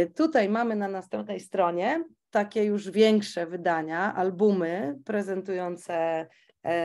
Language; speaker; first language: Polish; native; Polish